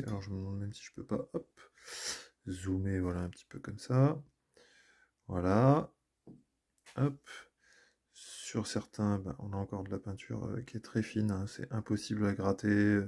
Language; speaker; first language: French; native; French